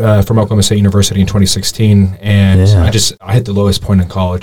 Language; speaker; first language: English; native; English